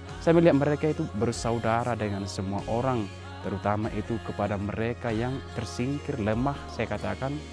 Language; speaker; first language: Indonesian; native; Indonesian